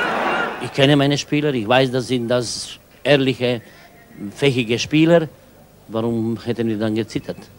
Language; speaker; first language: German; non-native, fluent; Croatian